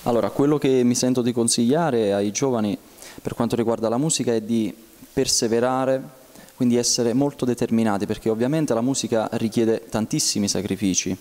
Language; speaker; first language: Italian; native; Italian